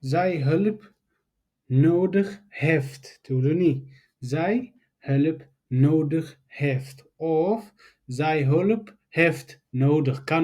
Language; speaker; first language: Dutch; non-native, learner; Tigrinya